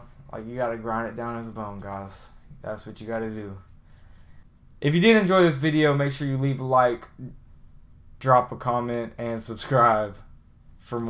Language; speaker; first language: English; native; English